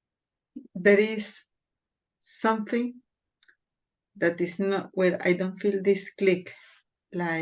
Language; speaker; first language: English; non-native, fluent; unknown